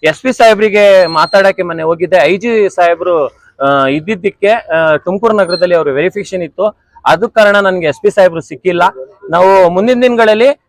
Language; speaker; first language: Kannada; non-native, local second language; Urdu